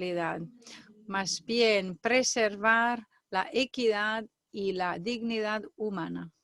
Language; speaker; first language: Spanish; non-native, fluent; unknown